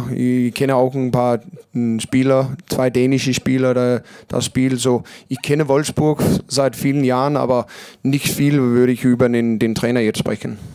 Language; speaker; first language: German; non-native, learner; Danish